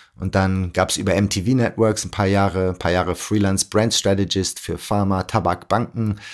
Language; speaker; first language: German; early bilingual, other home language; Arabic